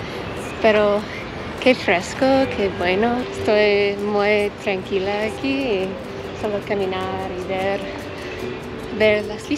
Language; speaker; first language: Spanish; non-native, learner; English